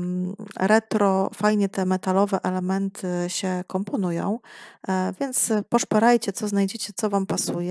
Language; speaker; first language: Polish; native; Polish